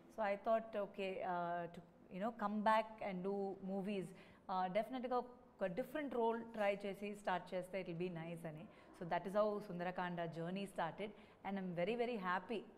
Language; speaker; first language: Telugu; non-native, local second language; Tamil